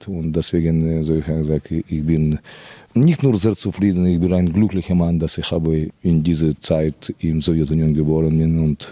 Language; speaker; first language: German; non-native, fluent; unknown